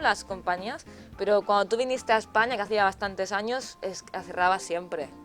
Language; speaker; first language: Spanish; native; Spanish